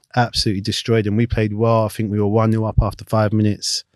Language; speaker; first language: English; native; English